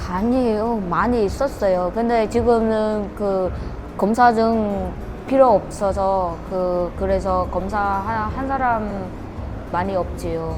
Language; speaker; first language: Korean; non-native, learner; Vietnamese